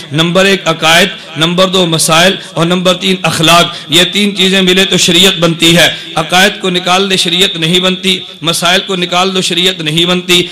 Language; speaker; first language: Urdu; non-native, local second language; Punjabi